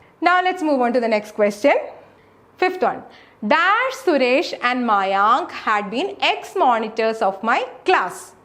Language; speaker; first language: English; non-native, local second language; Malayalam